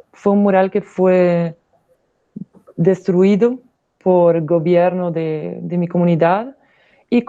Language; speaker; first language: Portuguese; non-native, learner; Spanish